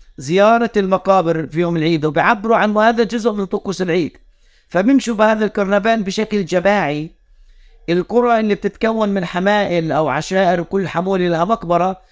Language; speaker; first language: Arabic; native; Arabic